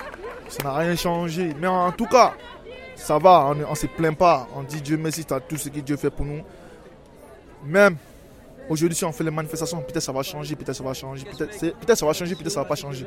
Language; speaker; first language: French; non-native, learner; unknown